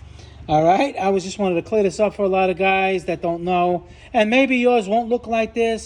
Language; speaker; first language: English; native; English